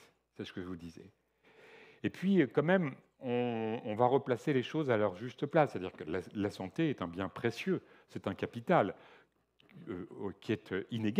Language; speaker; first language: French; native; French